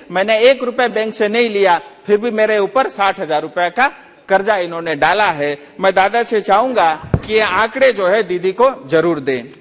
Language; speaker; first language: Hindi; non-native, local second language; Nepali